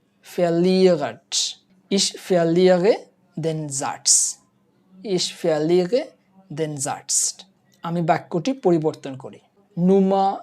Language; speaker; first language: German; non-native, learner; Bangla